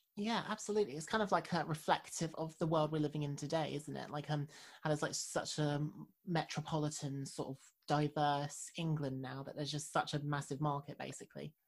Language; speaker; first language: English; native; English